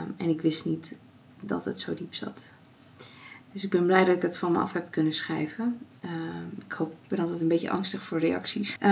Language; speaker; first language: Dutch; early bilingual, other home language; Armenian